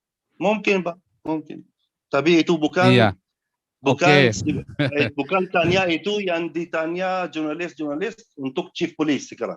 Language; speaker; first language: Indonesian; non-native, learner; Arabic